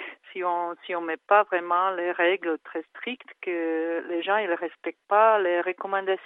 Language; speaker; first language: French; non-native, fluent; Czech